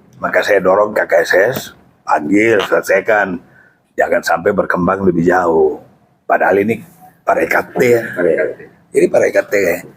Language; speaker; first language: Indonesian; native; Indonesian